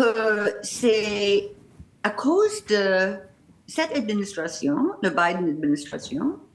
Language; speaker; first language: French; non-native, learner; English